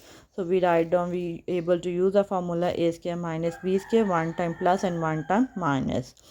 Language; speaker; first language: English; non-native, local second language; Urdu